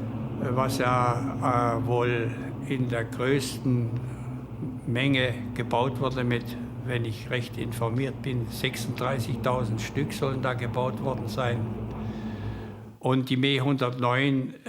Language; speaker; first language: German; native; German